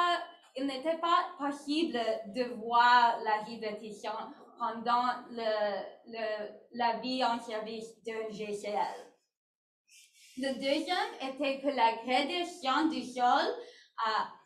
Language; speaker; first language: French; non-native, learner; English